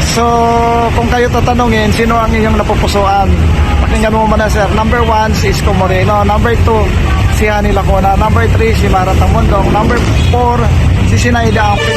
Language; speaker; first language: Filipino; native; Filipino